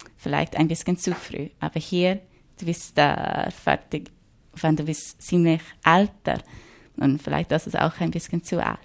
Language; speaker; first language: German; non-native, learner; English